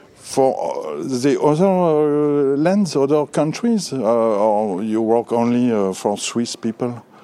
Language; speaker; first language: English; non-native, learner; French